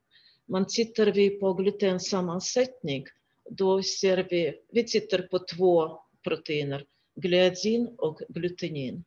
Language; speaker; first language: Swedish; non-native, fluent; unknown